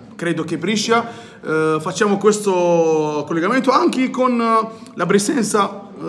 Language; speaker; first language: Italian; non-native, learner; Arabic